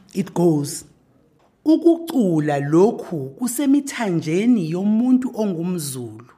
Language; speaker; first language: English; non-native, local second language; Zulu